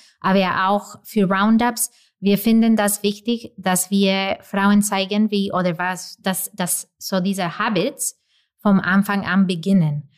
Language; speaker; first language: German; non-native, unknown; Spanish